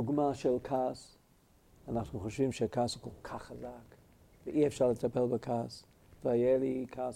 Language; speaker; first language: Hebrew; non-native, fluent; English